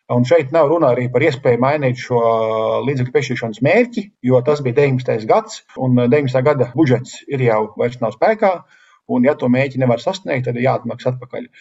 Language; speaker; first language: Latvian; native; Latvian